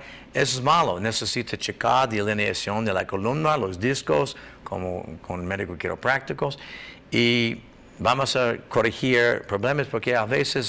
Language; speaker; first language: Spanish; non-native, learner; English